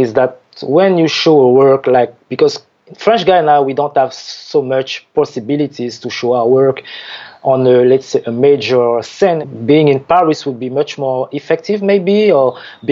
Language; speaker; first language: English; non-native, fluent; French